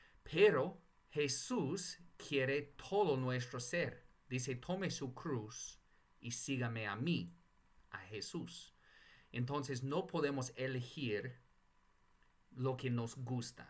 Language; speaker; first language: Spanish; non-native, fluent; English